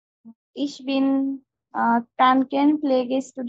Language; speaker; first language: German; non-native, learner; Bangla